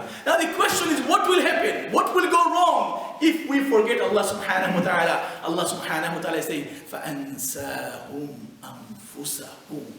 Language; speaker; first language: English; non-native, fluent; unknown